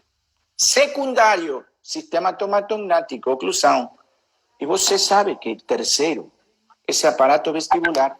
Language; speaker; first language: Portuguese; non-native, learner; Spanish